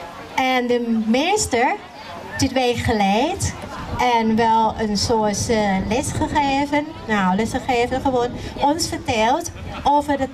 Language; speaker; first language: Dutch; non-native, learner; Thai